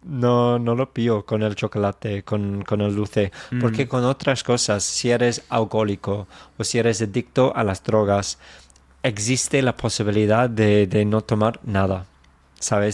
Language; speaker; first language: Spanish; non-native, fluent; English